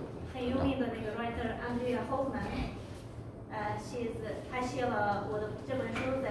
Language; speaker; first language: Chinese; non-native, local second language; Uyghur